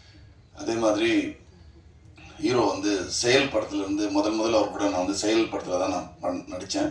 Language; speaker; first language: Tamil; native; Tamil